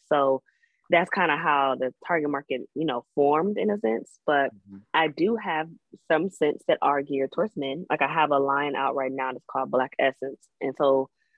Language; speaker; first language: English; native; English